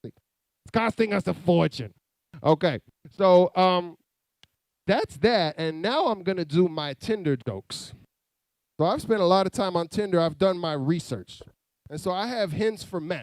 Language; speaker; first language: English; native; English